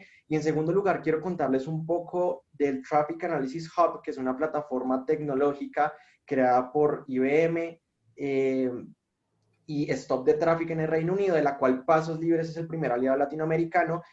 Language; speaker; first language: Spanish; native; Spanish